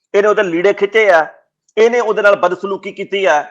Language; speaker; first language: Punjabi; native; Punjabi